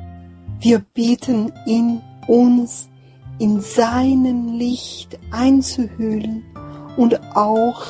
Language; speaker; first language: German; non-native, fluent; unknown